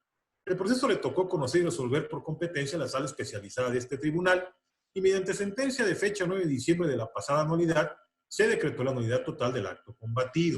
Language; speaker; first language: Spanish; native; Spanish